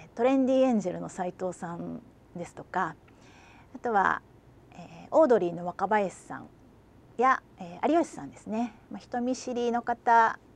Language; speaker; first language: Japanese; native; Japanese